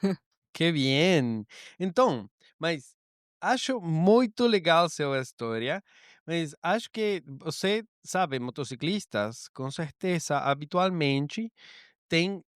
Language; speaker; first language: Portuguese; non-native, learner; Spanish